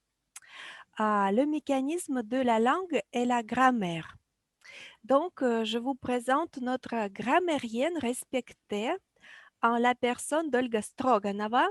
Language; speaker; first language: French; non-native, fluent; Russian